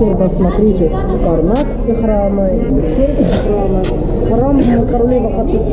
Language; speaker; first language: Russian; non-native, learner; Arabic